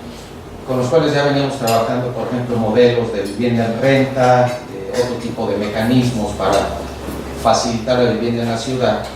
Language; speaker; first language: Spanish; native; Spanish